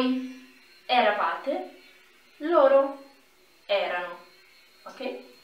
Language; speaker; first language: Italian; non-native, fluent; Portuguese